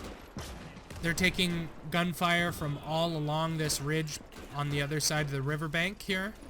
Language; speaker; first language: English; native; English